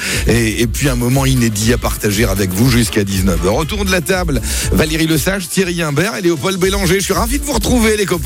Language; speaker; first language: French; native; French